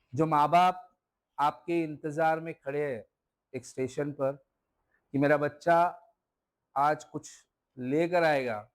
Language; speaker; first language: Hindi; non-native, local second language; Marathi